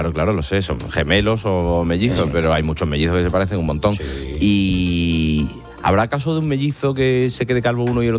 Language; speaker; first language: Spanish; native; Spanish